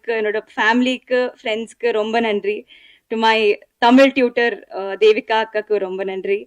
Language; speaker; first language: Tamil; non-native, learner; Telugu